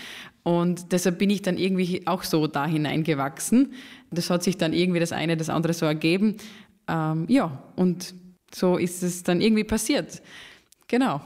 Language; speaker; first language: German; native; German